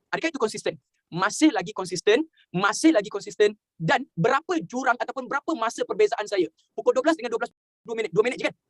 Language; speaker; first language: Malay; native; Malay